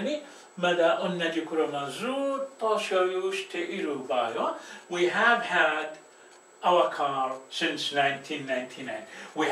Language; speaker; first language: Japanese; non-native, fluent; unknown